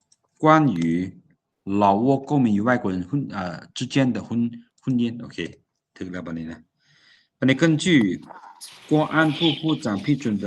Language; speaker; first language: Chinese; non-native, fluent; Lao